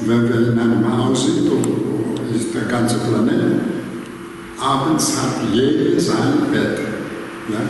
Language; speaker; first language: German; non-native, learner; Greek